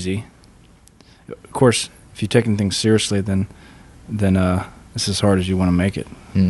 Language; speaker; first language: English; native; English